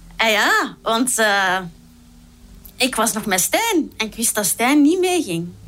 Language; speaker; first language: Dutch; native; Dutch